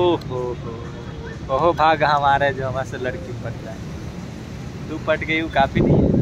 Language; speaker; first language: Hindi; native; Hindi